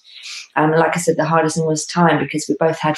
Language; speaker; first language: English; native; English